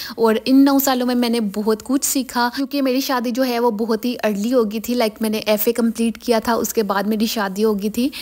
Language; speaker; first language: Urdu; native; Urdu